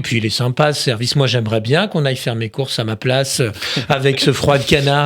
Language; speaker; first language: French; native; French